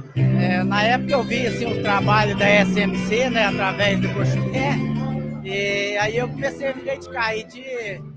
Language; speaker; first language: Portuguese; native; Portuguese